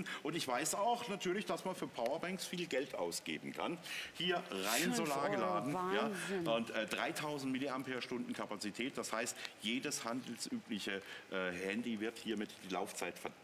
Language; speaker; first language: German; native; German